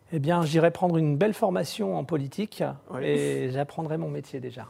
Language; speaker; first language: French; native; French